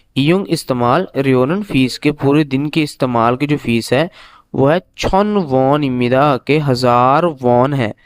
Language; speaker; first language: Urdu; native; Urdu